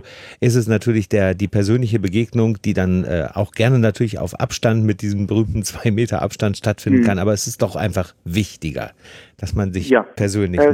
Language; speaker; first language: German; native; German